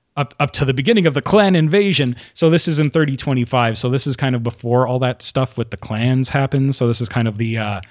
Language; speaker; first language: English; native; English